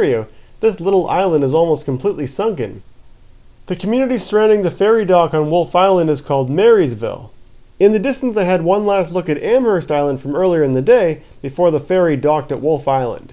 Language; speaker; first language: English; native; English